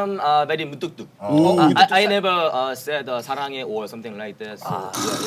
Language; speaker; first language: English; non-native, learner; Korean